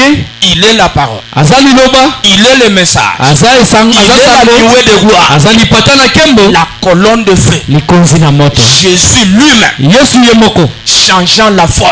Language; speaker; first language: French; non-native, local second language; Lingala